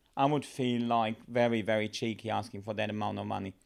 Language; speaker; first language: English; non-native, fluent; German